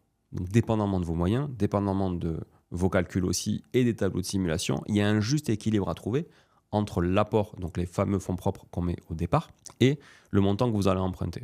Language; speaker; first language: French; native; French